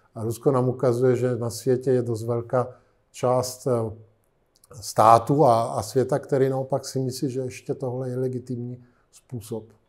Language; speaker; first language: Czech; non-native, fluent; Italian